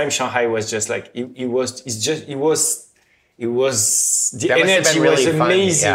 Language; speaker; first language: English; non-native, fluent; French